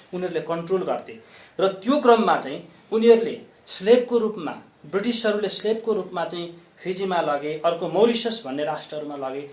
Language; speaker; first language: Nepali; native; Nepali